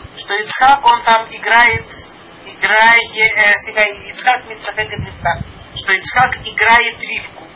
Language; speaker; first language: Russian; early bilingual, heritage; Russian